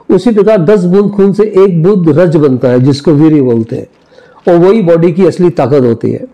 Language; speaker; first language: Hindi; native; Hindi